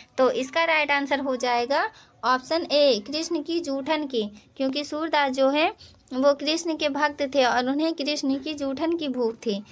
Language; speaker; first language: Hindi; native; Hindi